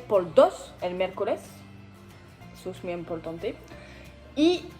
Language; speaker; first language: Spanish; non-native, learner; French